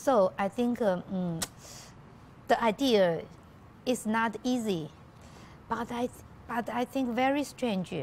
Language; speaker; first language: English; non-native, learner; Chinese